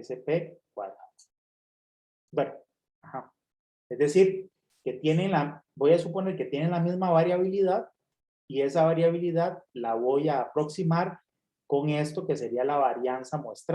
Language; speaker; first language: Spanish; native; Spanish